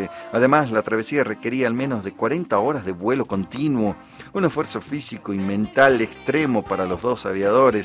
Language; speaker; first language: Spanish; native; Spanish